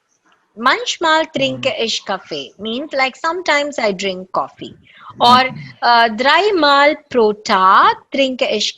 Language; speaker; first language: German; non-native, fluent; Tamil